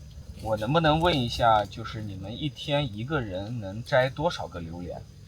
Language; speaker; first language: Chinese; native; Chinese